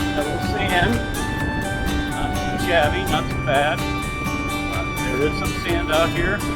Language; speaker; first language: English; native; English